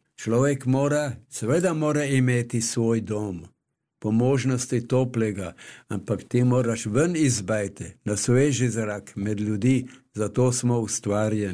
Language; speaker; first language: Slovenian; native; Slovenian